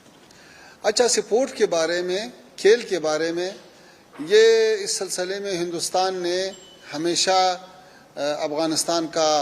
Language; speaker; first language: Hindi; non-native, learner; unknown